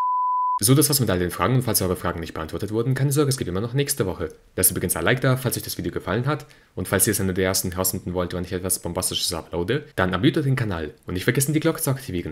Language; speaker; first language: German; native; German